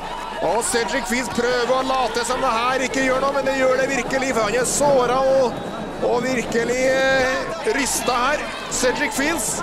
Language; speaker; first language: Norwegian; native; Norwegian